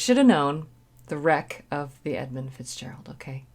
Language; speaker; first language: English; native; English